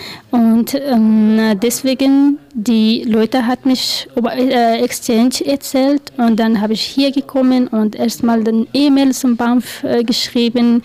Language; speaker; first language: German; non-native, learner; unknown